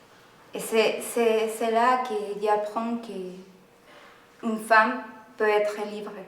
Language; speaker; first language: French; non-native, learner; Spanish